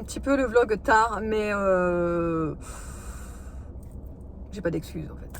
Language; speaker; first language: French; native; French